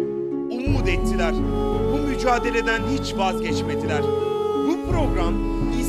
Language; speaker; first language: Turkish; native; Turkish